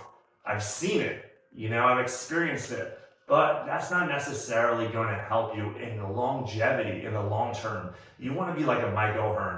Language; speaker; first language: English; native; English